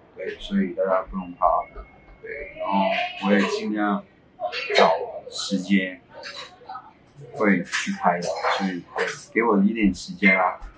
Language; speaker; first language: Chinese; non-native, local second language; Cantonese